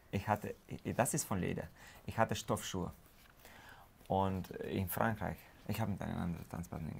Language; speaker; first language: German; non-native, fluent; Hungarian